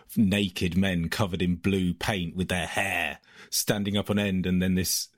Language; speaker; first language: English; native; English